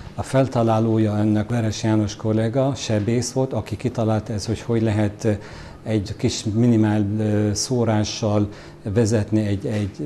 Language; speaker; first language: Hungarian; non-native, fluent; Arabic